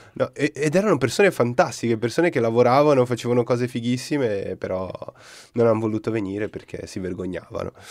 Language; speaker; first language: Italian; non-native, fluent; Portuguese